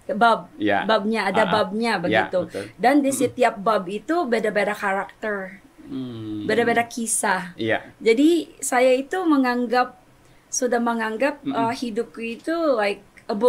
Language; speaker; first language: Indonesian; non-native, fluent; German